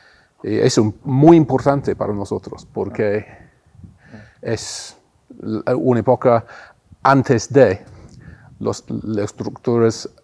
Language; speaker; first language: Spanish; non-native, fluent; English